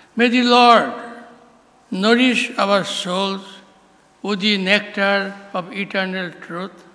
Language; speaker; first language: English; non-native, local second language; Bangla